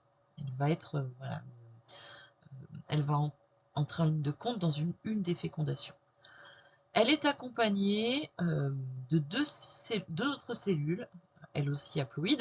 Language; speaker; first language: French; native; French